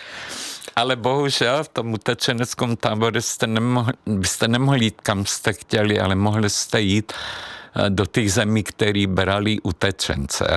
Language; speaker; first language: Czech; non-native, fluent; Hungarian